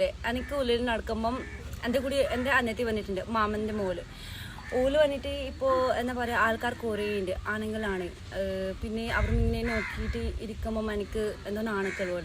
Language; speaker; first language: Malayalam; non-native, local second language; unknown